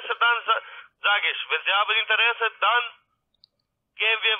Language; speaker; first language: German; non-native, learner; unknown